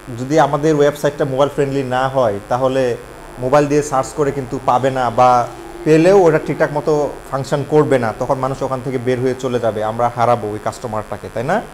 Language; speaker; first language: Bangla; non-native, local second language; Garo